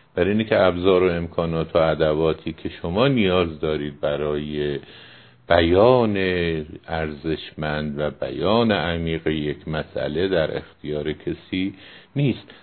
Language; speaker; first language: Persian; non-native, local second language; Kurdish